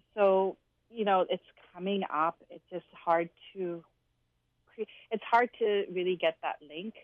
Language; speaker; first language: English; early bilingual, other home language; Punjabi